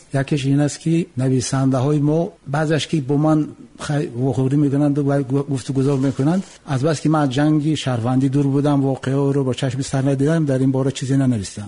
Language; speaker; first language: Tajik; native; Tajik